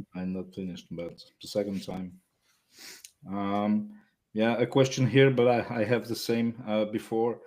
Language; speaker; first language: English; non-native, learner; French